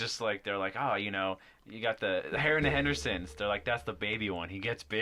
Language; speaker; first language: English; native; English